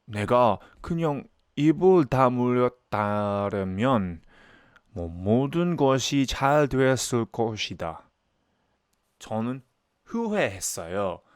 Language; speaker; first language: Korean; non-native, learner; English